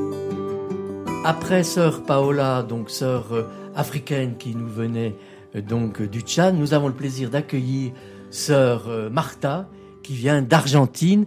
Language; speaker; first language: French; native; French